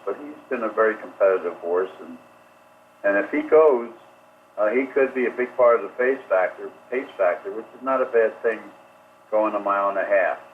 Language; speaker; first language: English; native; English